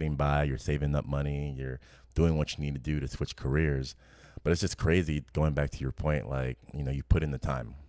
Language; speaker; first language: English; native; English